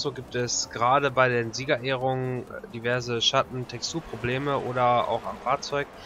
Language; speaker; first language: German; native; German